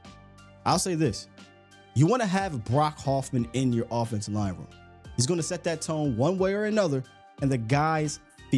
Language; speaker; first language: English; native; English